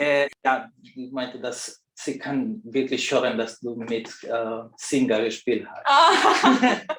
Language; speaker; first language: German; non-native, fluent; Spanish